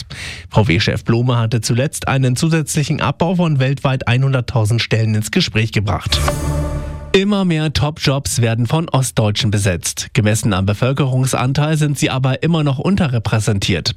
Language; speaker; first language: German; native; German